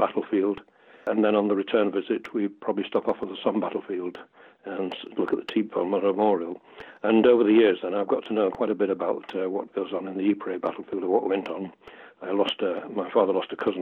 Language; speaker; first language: English; native; English